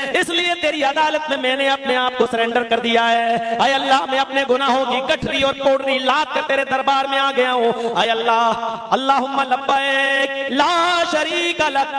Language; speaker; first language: Urdu; native; Urdu